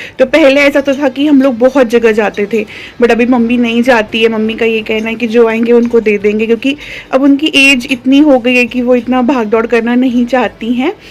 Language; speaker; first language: Hindi; non-native, local second language; Telugu